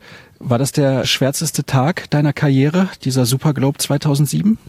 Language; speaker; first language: German; native; German